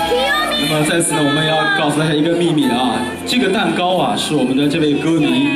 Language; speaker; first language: Chinese; native; Chinese